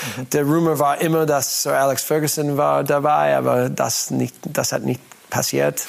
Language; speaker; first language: German; non-native, learner; English